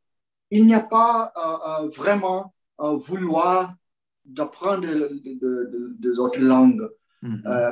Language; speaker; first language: French; non-native, learner; Portuguese